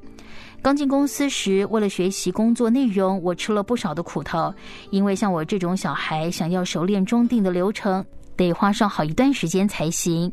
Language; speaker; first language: Chinese; native; Chinese